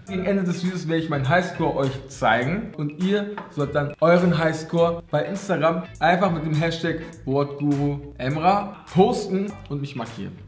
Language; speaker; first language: German; early bilingual, other home language; Turkish